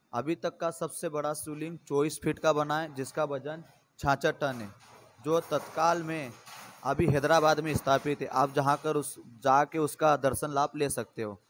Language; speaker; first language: Hindi; native; Hindi